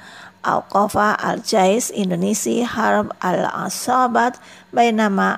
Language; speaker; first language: Arabic; non-native, fluent; Indonesian